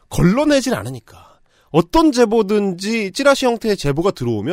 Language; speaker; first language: Korean; native; Korean